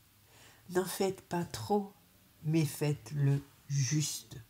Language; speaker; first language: French; native; French